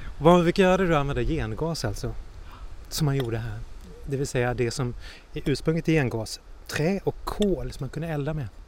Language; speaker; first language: Swedish; native; Swedish